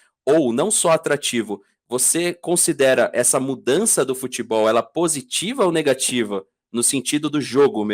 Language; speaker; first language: Portuguese; native; Portuguese